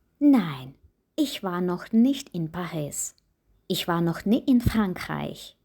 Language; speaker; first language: German; non-native, fluent; Ukrainian